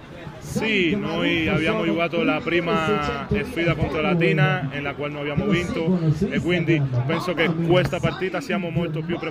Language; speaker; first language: Italian; non-native, fluent; Spanish